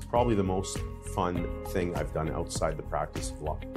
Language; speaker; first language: English; native; English